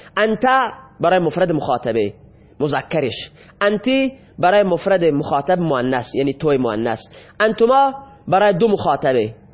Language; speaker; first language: Persian; non-native, local second language; Baluchi